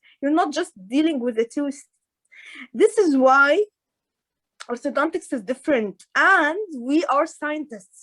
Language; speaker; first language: English; non-native, fluent; Arabic